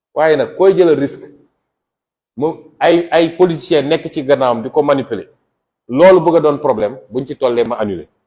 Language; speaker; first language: Wolof; non-native, local second language; Jola-Fonyi